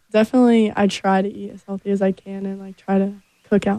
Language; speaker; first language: English; native; English